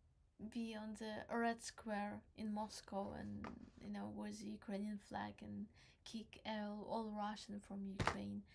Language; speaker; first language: English; non-native, learner; Crimean Tatar